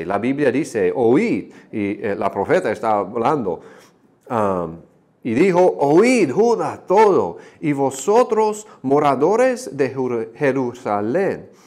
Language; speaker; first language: Spanish; non-native, fluent; English